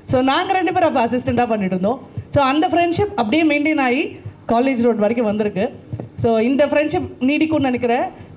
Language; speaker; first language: Tamil; native; Tamil